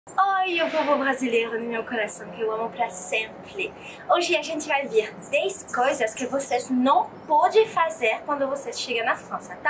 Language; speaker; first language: Portuguese; non-native, fluent; French